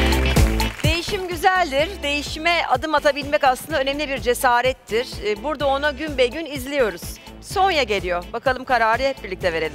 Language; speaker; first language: Turkish; native; Turkish